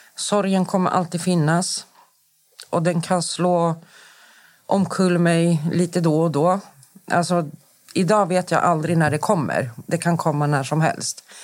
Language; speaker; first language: Swedish; native; Swedish